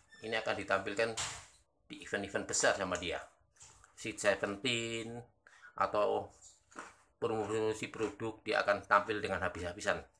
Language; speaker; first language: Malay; non-native, local second language; Javanese